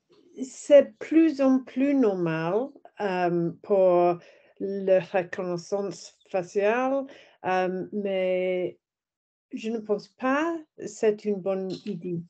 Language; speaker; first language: French; non-native, learner; English